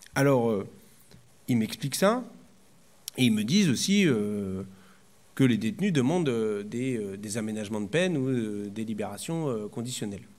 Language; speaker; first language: French; native; French